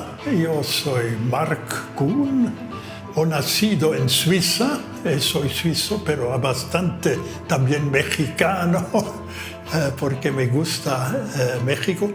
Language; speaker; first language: Spanish; non-native, fluent; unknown